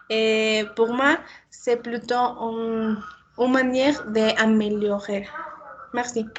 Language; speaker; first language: French; non-native, learner; Spanish